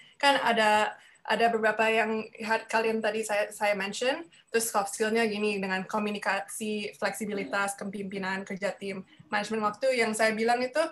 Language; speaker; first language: Indonesian; early bilingual, heritage; Indonesian